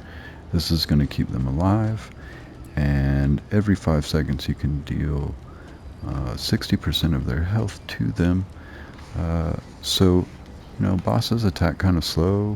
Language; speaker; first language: English; native; English